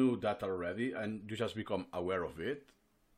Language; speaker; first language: English; non-native, fluent; Spanish